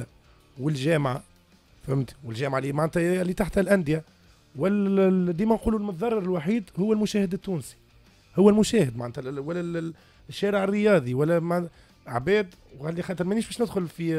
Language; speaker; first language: Arabic; native; Arabic